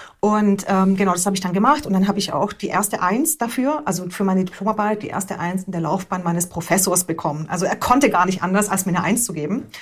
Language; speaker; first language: German; early bilingual, other home language; Hungarian